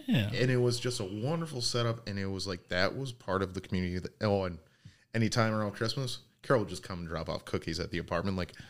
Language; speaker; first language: English; native; English